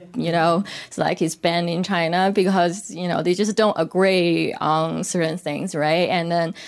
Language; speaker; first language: English; non-native, fluent; Korean